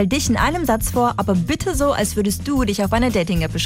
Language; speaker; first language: German; native; German